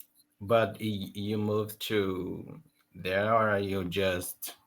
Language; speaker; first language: English; non-native, learner; Portuguese